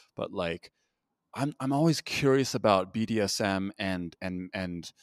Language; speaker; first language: English; native; English